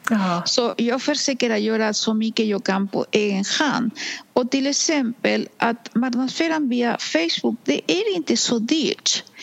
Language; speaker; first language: Swedish; non-native, fluent; Spanish